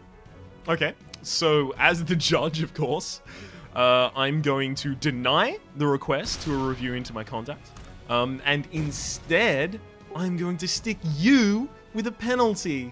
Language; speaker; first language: English; native; English